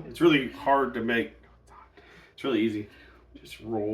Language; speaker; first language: English; native; English